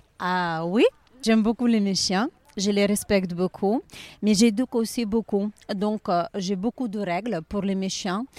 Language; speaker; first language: French; non-native, learner; Ukrainian